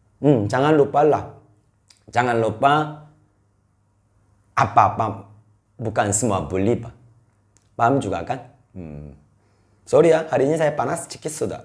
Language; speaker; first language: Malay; non-native, fluent; Korean